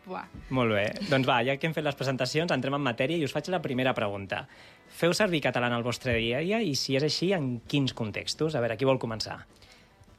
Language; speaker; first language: Catalan; native; Catalan